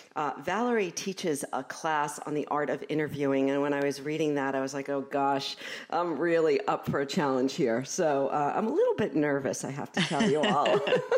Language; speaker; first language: English; native; English